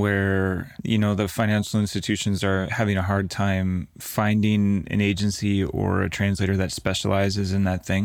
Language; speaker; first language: English; native; English